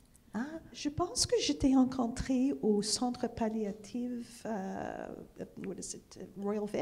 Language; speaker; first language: French; non-native, fluent; English